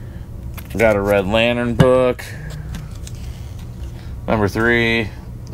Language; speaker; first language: English; native; English